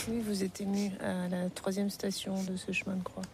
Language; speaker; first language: French; native; French